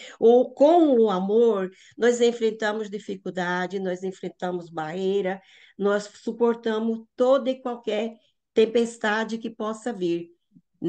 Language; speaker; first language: Portuguese; native; Portuguese